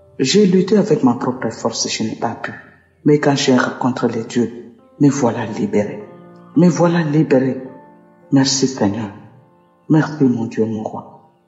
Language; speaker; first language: French; non-native, local second language; Lingala